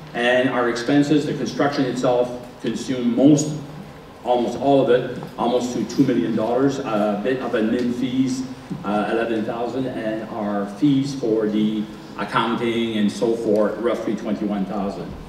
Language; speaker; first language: English; non-native, local second language; French